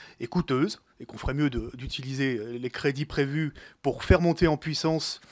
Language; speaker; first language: French; native; French